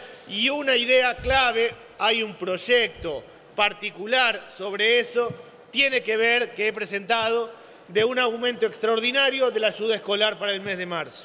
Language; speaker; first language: Spanish; native; Spanish